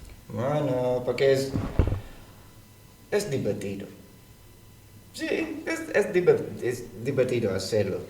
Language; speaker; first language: Spanish; non-native, learner; Thai